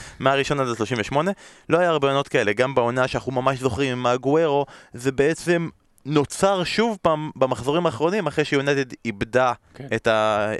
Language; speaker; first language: Hebrew; native; Hebrew